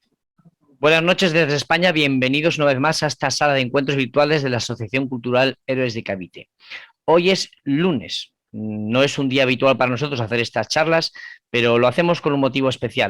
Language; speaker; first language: Spanish; native; Spanish